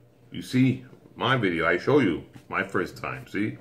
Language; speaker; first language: English; native; English